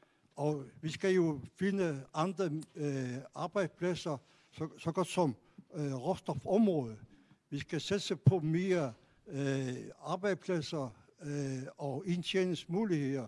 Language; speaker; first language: Danish; non-native, local second language; Kalaallisut